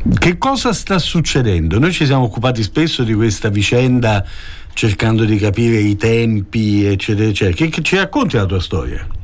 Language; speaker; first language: Italian; native; Italian